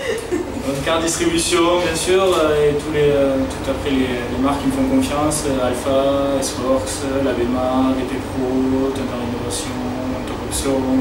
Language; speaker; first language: French; native; French